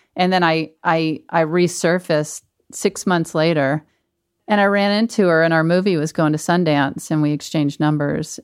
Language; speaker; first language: English; native; English